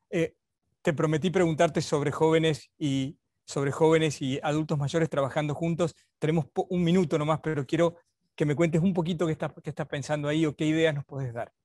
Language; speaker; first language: Spanish; native; Spanish